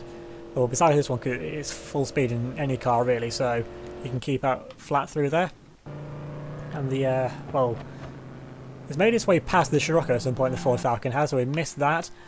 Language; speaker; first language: English; native; English